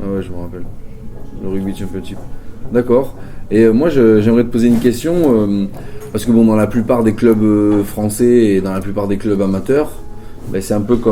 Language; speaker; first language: French; native; French